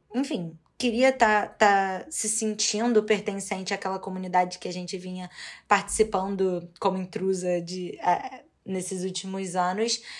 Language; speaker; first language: Portuguese; native; Portuguese